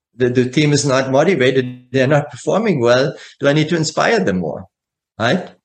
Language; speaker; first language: English; non-native, fluent; German